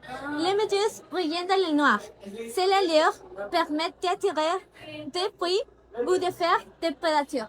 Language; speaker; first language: French; non-native, learner; Spanish